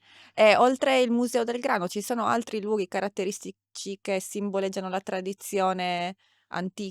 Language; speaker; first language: Italian; native; Italian